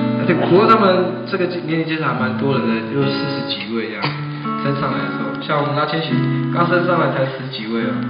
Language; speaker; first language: Chinese; non-native, local second language; Amis